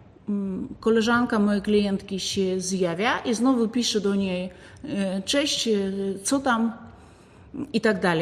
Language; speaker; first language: Polish; non-native, fluent; Ukrainian